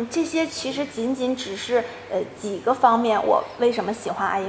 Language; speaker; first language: Chinese; native; Chinese